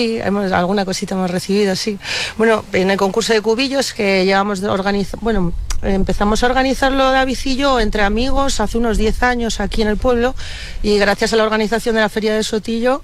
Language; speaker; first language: Spanish; native; Spanish